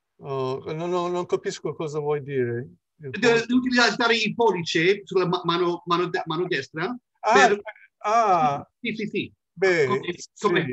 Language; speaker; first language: Italian; non-native, learner; English